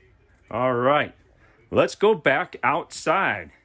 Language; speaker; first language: English; native; English